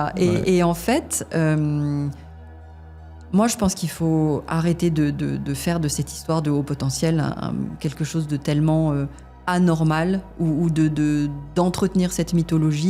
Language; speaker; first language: French; native; French